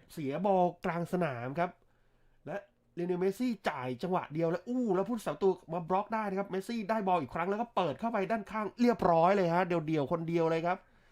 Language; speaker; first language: Thai; native; Thai